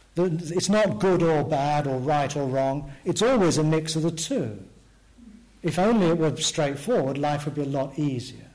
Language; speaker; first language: English; native; English